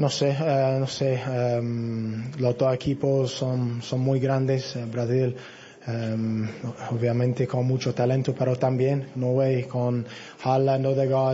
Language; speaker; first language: Spanish; non-native, learner; English